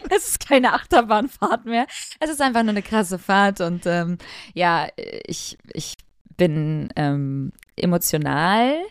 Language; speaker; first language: German; early bilingual, other home language; Albanian